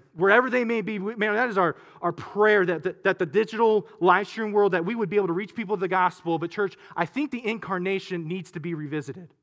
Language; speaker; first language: English; native; English